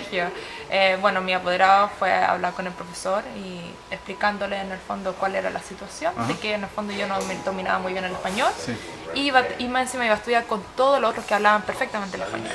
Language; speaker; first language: Spanish; early bilingual, heritage; Swedish